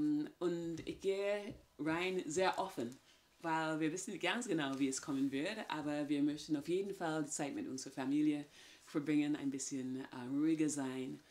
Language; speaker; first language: German; non-native, fluent; English